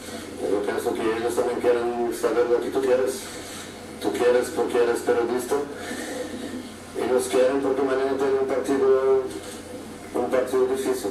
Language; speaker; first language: Spanish; non-native, fluent; Portuguese